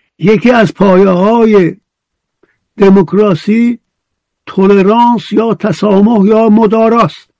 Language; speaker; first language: Persian; non-native, local second language; Azerbaijani